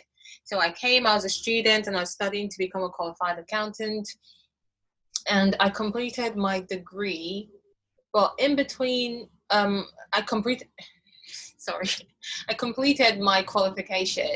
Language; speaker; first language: English; non-native, local second language; Igbo